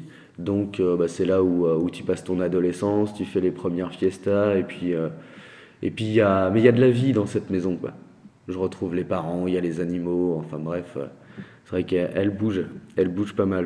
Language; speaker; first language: French; native; French